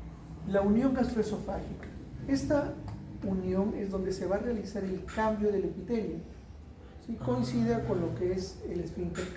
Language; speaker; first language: Spanish; native; Spanish